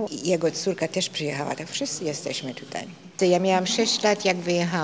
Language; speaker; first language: Polish; early bilingual, heritage; Polish